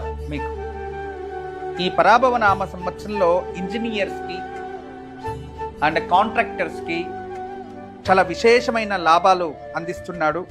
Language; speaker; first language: Telugu; native; Telugu